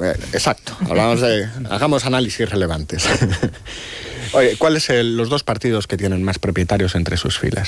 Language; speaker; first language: Spanish; native; Spanish